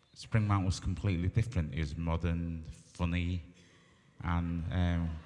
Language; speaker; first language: English; native; English